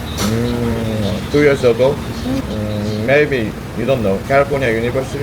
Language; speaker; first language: English; non-native, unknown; Korean